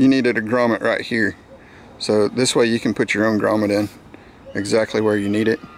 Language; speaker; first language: English; native; English